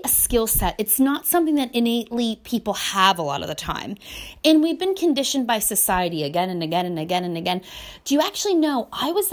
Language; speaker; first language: English; native; English